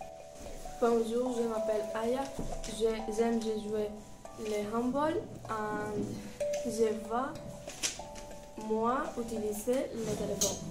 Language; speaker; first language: French; non-native, learner; Spanish